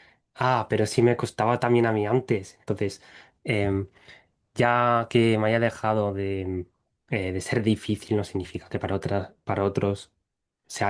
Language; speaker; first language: Spanish; non-native, fluent; English